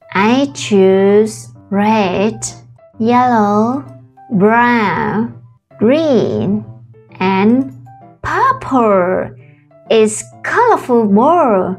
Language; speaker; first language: English; non-native, fluent; Vietnamese